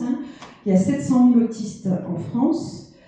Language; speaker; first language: French; native; French